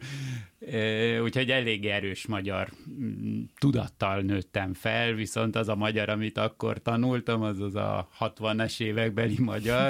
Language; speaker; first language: Hungarian; early bilingual, heritage; Hungarian